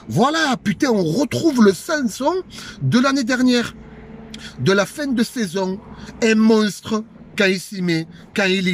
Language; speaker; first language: French; native; French